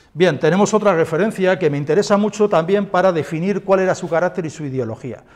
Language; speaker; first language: Spanish; native; Spanish